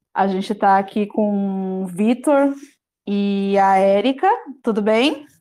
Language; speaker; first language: Portuguese; native; Portuguese